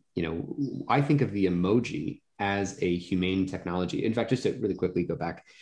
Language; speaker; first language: English; native; English